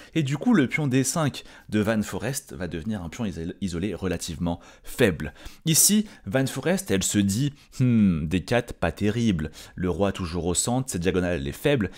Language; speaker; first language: French; native; French